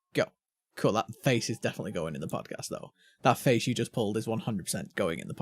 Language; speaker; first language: English; native; English